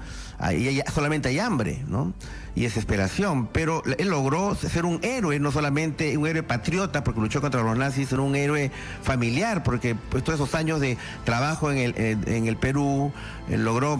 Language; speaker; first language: Spanish; native; Spanish